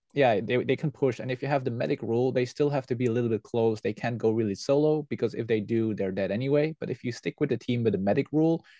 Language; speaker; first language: English; non-native, fluent; Dutch